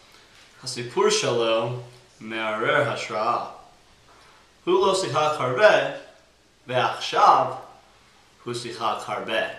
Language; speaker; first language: Hebrew; non-native, learner; English